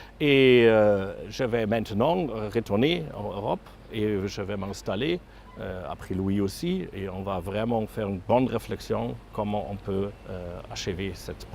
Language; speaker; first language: French; non-native, fluent; German